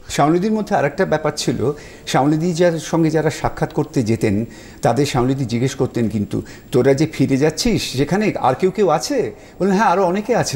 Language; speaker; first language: Bangla; native; Bangla